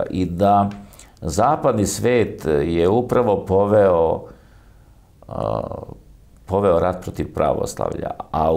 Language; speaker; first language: Croatian; native; Croatian